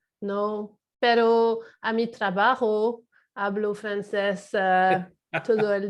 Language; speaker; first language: Spanish; non-native, learner; English